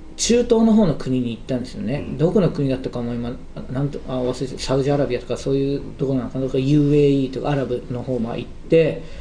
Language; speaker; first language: Japanese; native; Japanese